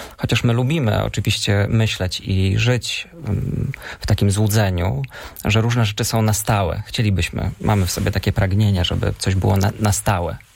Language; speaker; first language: Polish; native; Polish